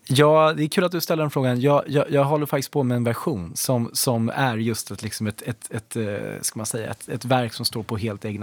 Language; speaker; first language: Swedish; native; Swedish